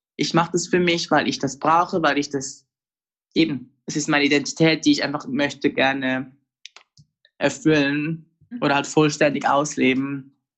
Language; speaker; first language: German; early bilingual, other home language; Japanese